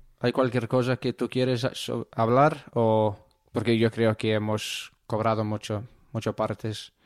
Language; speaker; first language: Spanish; non-native, learner; English